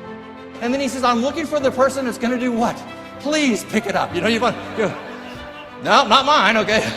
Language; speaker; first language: English; native; English